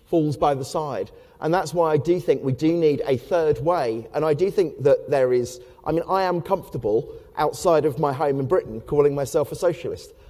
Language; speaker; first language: English; native; English